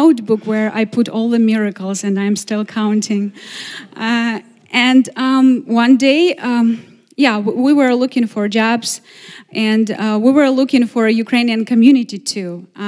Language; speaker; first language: English; non-native, fluent; Ukrainian